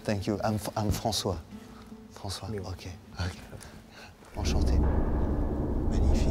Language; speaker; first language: French; native; French